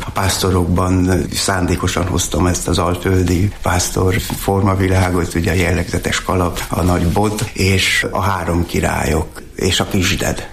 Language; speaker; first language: Hungarian; native; Hungarian